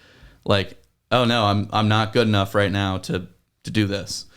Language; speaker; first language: English; native; English